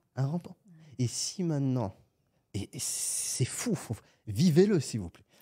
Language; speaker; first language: French; native; French